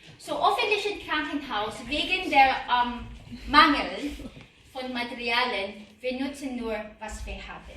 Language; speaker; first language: German; non-native, learner; Filipino